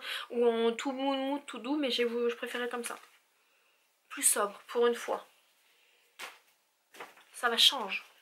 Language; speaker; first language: French; native; French